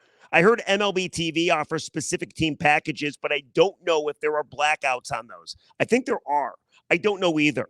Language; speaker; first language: English; native; English